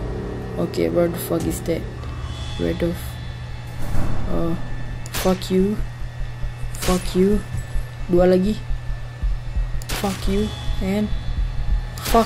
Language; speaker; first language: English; non-native, learner; Indonesian